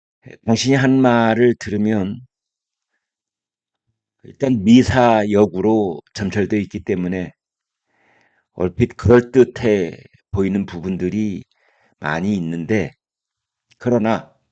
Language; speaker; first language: Korean; native; Korean